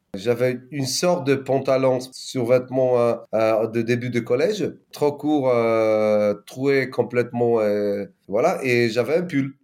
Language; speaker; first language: French; non-native, fluent; Polish